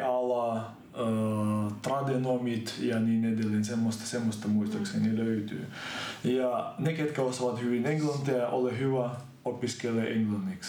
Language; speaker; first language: Finnish; non-native, fluent; Ukrainian